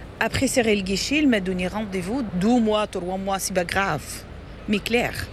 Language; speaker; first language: French; non-native, learner; Arabic